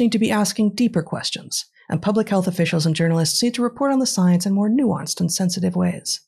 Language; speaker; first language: English; native; English